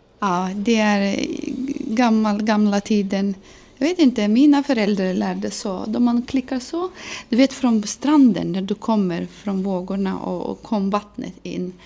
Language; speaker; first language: Swedish; non-native, fluent; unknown